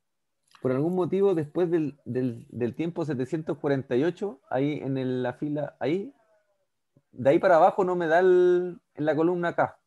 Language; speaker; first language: Spanish; native; Spanish